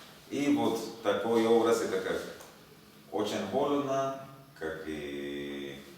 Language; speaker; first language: Russian; non-native, learner; Spanish